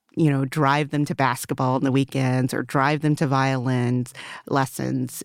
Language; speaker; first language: English; early bilingual, other home language; Chinese